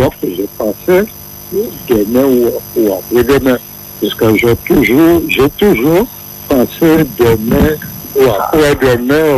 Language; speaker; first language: French; non-native, local second language; Guadeloupean Creole French